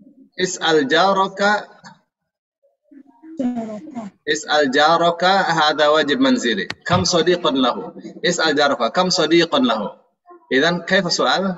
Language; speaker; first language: Arabic; non-native, fluent; Indonesian